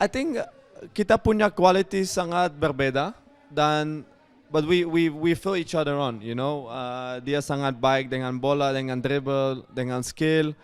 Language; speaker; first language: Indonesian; non-native, fluent; Dutch